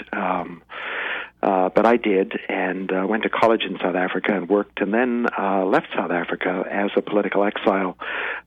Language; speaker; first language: English; native; English